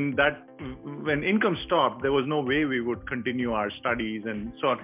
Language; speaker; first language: English; non-native, local second language; Telugu